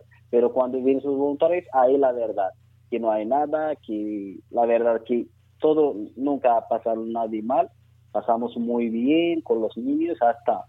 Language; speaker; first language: Spanish; non-native, learner; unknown